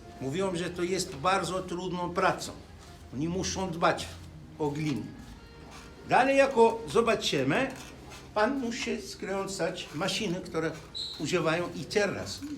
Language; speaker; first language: Polish; non-native, learner; Arabic